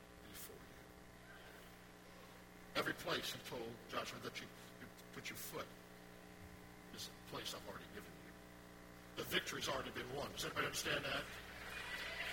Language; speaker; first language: English; native; English